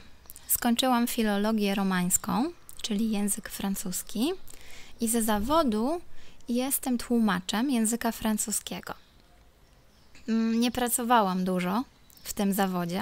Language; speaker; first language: Polish; non-native, local second language; Ukrainian